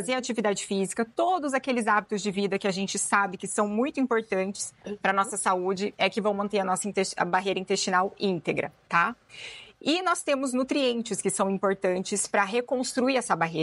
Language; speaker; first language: Portuguese; native; Portuguese